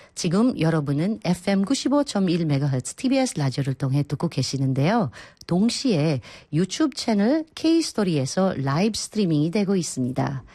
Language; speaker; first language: Korean; non-native, fluent; Filipino